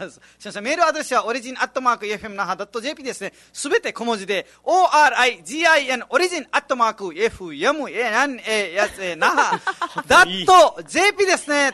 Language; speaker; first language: Japanese; non-native, fluent; Nepali